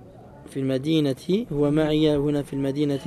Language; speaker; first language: Arabic; non-native, fluent; French